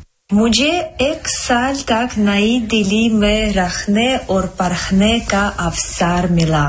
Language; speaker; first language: Hindi; non-native, fluent; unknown